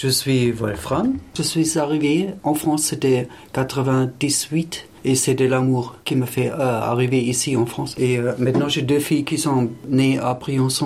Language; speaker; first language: French; non-native, fluent; German